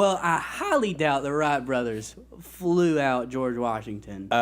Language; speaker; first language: English; native; English